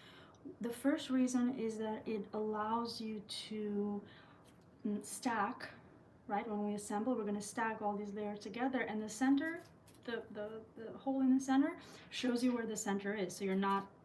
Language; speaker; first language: English; early bilingual, other home language; Albanian